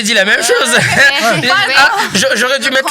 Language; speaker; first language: French; native; French